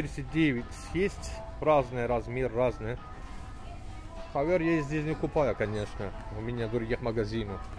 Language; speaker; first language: Russian; non-native, learner; Turkish